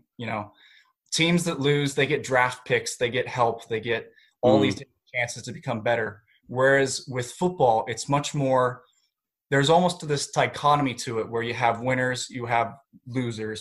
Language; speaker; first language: English; native; English